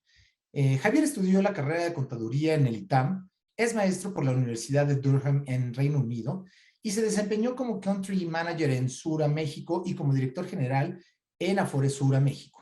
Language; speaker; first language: Spanish; native; Spanish